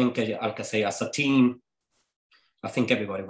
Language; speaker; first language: English; non-native, fluent; Spanish